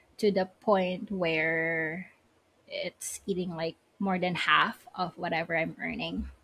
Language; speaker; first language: English; non-native, local second language; Filipino